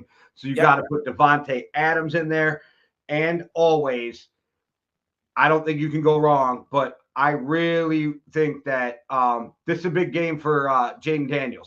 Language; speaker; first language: English; native; English